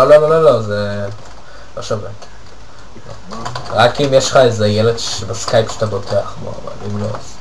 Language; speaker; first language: Hebrew; native; Hebrew